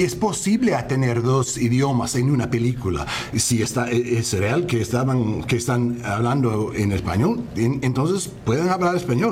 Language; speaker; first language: Spanish; early bilingual, heritage; English